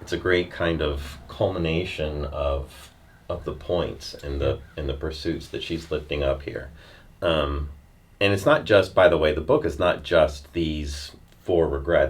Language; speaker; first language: English; native; English